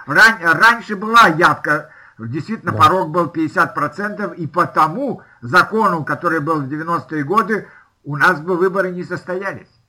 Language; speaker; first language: Russian; native; Russian